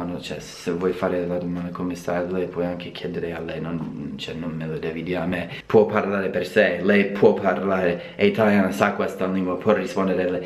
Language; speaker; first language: Italian; non-native, fluent; English